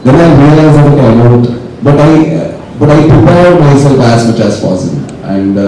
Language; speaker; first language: English; non-native, local second language; Malayalam